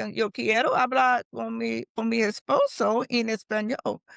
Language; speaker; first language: Spanish; non-native, learner; English